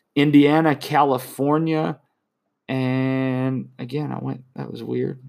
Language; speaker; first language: English; native; English